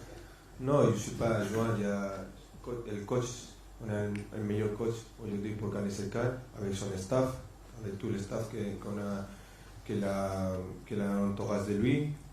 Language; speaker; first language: French; non-native, fluent; Spanish